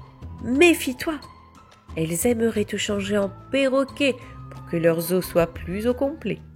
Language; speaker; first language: French; native; French